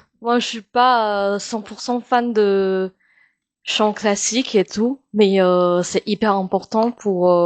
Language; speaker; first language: French; non-native, fluent; Min Nan Chinese